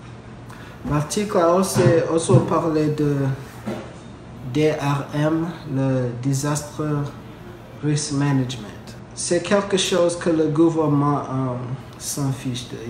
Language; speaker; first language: French; non-native, learner; English